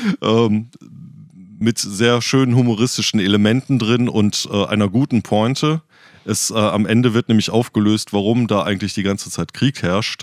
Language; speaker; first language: German; native; German